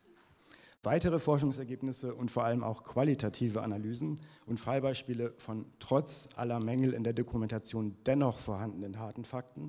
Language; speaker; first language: German; native; German